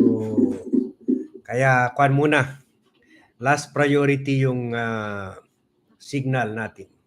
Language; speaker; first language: Filipino; non-native, local second language; Cebuano